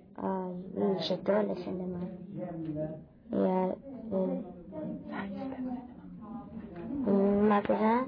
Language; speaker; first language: French; non-native, learner; English